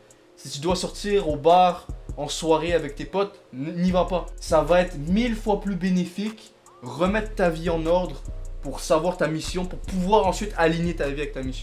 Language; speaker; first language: French; native; French